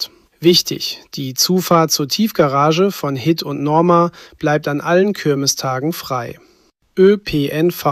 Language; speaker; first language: German; native; German